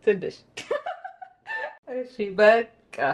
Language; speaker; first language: Amharic; non-native, learner; Arabic